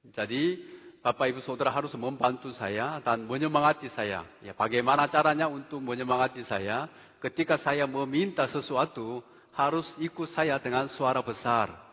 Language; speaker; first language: Indonesian; non-native, fluent; Korean